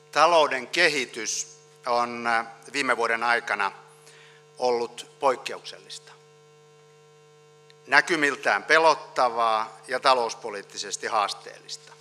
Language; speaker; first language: Finnish; native; Finnish